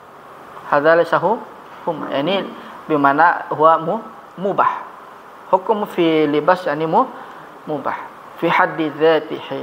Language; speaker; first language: Arabic; non-native, fluent; Indonesian